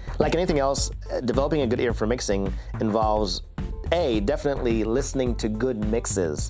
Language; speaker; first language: English; native; English